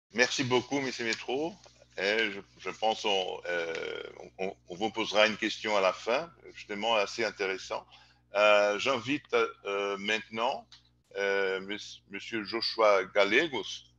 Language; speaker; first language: French; non-native, fluent; Portuguese